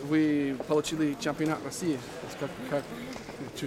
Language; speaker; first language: Russian; non-native, learner; English